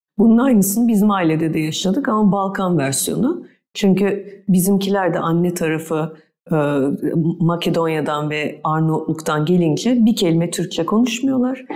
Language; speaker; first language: Turkish; native; Turkish